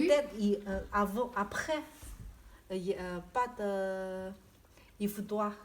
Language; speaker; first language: French; non-native, learner; Chinese